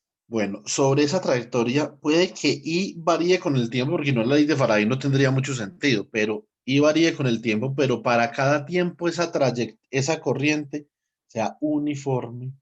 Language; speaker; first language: Spanish; native; Spanish